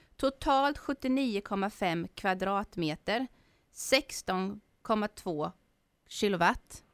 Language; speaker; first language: Swedish; native; Swedish